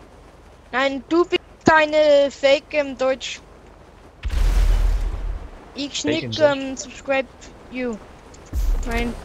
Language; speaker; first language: German; non-native, learner; Danish